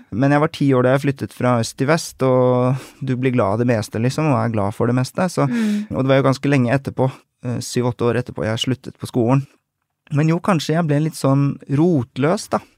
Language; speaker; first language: Norwegian; early bilingual, other home language; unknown